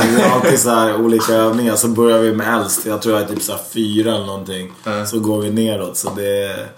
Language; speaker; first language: Swedish; early bilingual, other home language; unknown